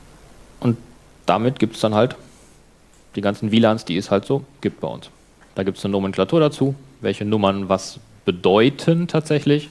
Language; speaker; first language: German; native; German